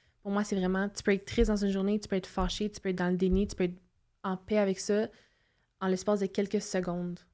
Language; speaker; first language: French; native; French